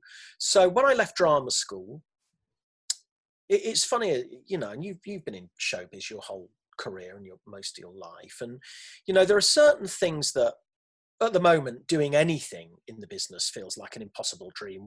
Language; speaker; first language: English; native; English